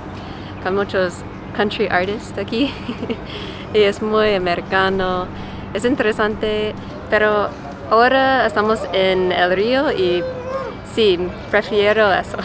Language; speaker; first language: Spanish; non-native, fluent; English